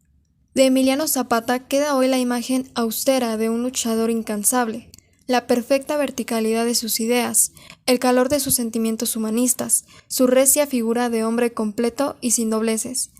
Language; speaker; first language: Spanish; native; Spanish